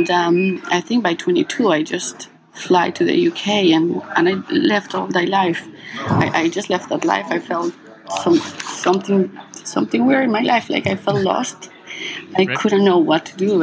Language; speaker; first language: English; non-native, fluent; Spanish